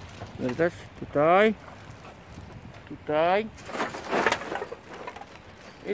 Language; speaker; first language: Polish; native; Polish